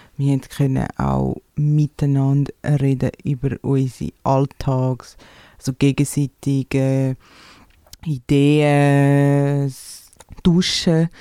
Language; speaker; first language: German; non-native, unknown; Portuguese